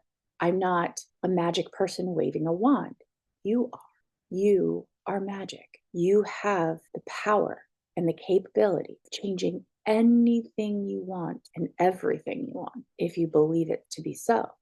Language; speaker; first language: English; native; English